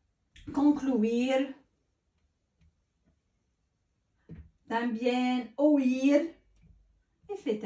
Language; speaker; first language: Spanish; non-native, fluent; Arabic